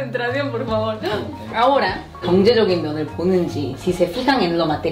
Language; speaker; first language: Spanish; non-native, fluent; Korean